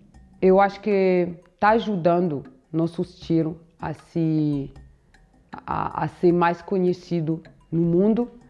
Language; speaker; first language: Portuguese; non-native, fluent; French